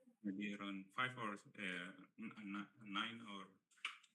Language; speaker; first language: English; non-native, learner; Indonesian